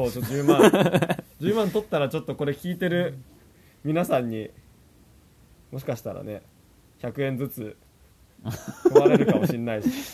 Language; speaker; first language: Japanese; native; Japanese